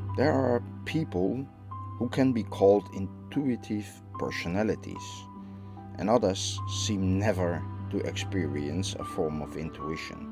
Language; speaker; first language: English; non-native, fluent; Dutch